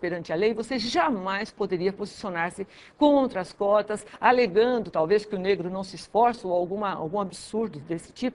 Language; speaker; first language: Portuguese; native; Portuguese